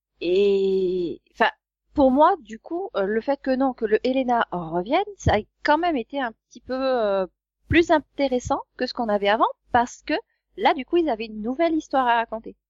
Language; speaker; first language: French; native; French